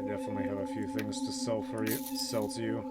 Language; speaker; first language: English; native; English